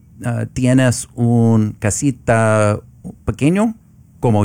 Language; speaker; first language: Spanish; non-native, learner; English